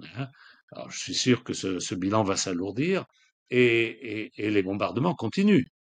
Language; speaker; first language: French; non-native, local second language; Arabic